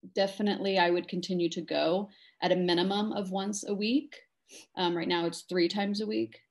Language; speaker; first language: English; native; English